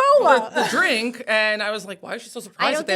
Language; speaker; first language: English; native; English